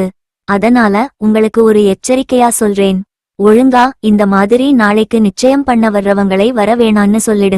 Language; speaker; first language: Tamil; native; Tamil